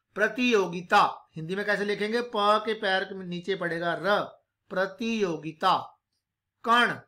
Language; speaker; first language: Hindi; non-native, local second language; Punjabi